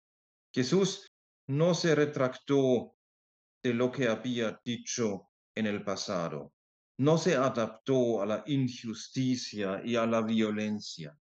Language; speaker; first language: Spanish; non-native, fluent; German